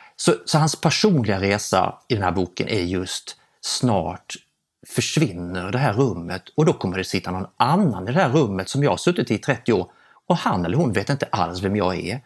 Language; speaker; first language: Swedish; native; Swedish